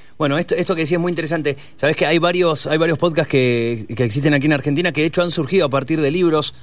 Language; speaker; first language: Spanish; native; Spanish